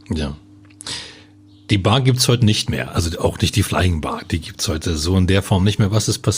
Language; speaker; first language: German; native; German